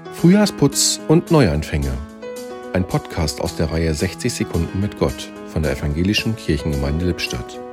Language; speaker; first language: German; native; German